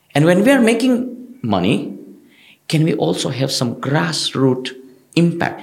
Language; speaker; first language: English; non-native, local second language; Gujarati